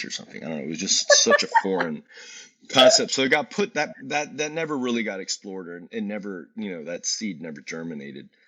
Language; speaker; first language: English; native; English